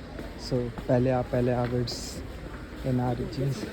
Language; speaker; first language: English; non-native, local second language; Hindi